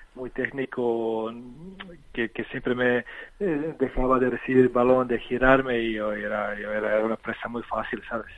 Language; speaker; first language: Spanish; non-native, fluent; Serbian